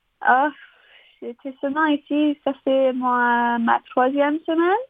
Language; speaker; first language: French; non-native, local second language; English